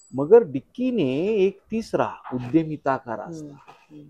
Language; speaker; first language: Hindi; non-native, local second language; Marathi